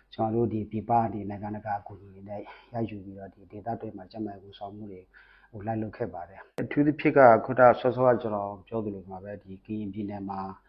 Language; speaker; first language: Burmese; non-native, local second language; S'gaw Karen